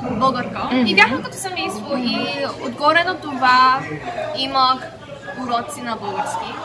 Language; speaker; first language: Bulgarian; early bilingual, other home language; Korean